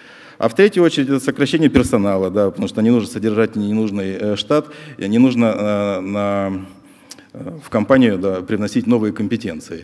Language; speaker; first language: Russian; native; Russian